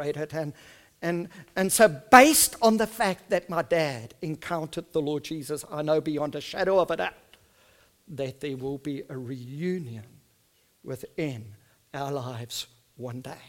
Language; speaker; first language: English; non-native, local second language; Afrikaans